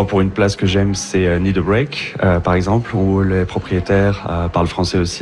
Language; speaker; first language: French; native; French